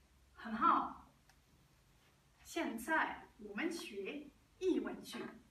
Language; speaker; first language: Chinese; non-native, learner; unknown